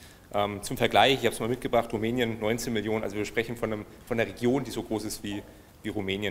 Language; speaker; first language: German; native; German